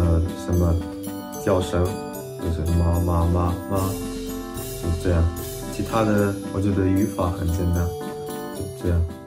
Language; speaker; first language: Chinese; non-native, fluent; Russian